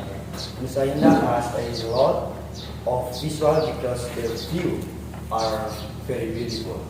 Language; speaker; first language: English; non-native, learner; Indonesian